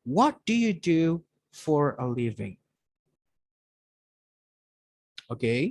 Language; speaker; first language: English; non-native, fluent; Indonesian